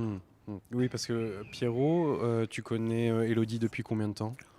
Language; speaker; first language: French; native; French